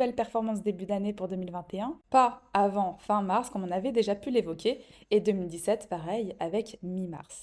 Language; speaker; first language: French; native; French